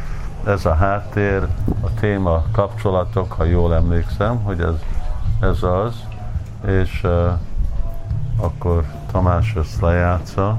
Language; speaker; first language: Hungarian; early bilingual, heritage; Hungarian